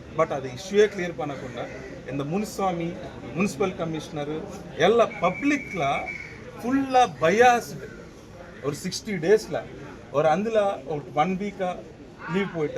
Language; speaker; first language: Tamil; non-native, local second language; Telugu